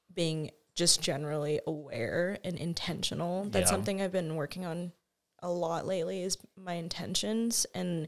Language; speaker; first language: English; native; English